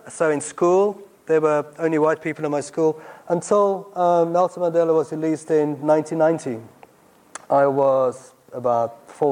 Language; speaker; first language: English; non-native, local second language; Afrikaans